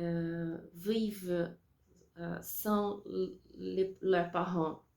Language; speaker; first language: French; non-native, learner; Portuguese